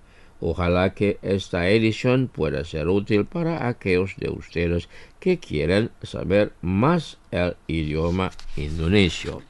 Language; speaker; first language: Spanish; non-native, fluent; Indonesian